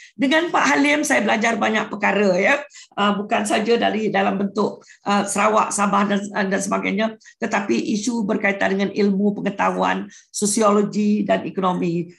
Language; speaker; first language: Malay; non-native, local second language; Iban